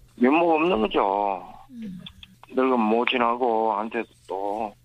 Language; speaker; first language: Korean; native; Korean